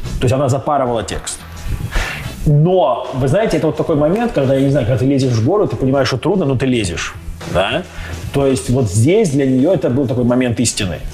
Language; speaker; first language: Russian; native; Russian